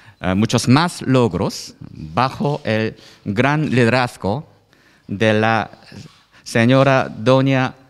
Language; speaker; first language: Spanish; non-native, learner; Korean